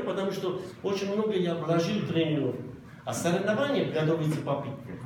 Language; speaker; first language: Russian; non-native, local second language; Armenian